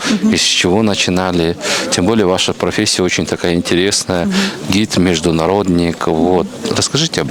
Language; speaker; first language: Russian; non-native, local second language; Kyrgyz